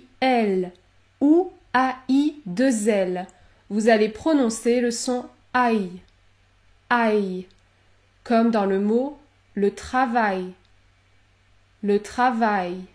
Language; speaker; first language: French; native; French